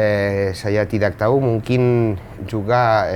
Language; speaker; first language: Indonesian; non-native, fluent; Spanish